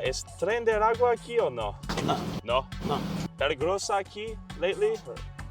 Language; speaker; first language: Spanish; non-native, learner; English